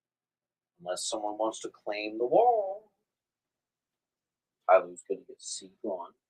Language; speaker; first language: English; native; English